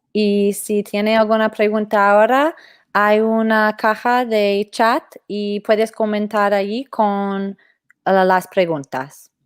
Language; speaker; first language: Spanish; non-native, fluent; English